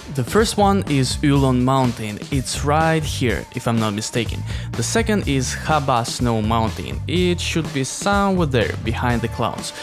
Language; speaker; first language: English; non-native, fluent; Russian